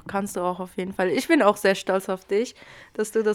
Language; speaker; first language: German; early bilingual, other home language; Kurdish